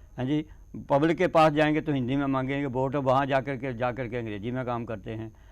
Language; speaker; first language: Hindi; non-native, local second language; Dogri